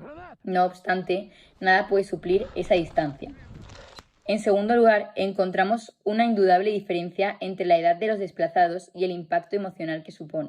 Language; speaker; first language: Spanish; native; Spanish